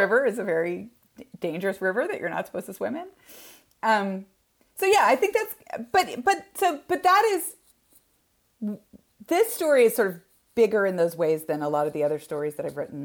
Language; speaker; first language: English; native; English